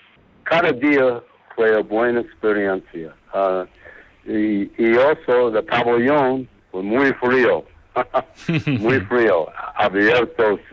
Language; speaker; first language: Spanish; non-native, learner; English